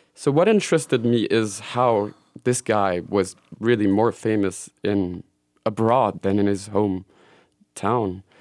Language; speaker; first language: English; non-native, fluent; French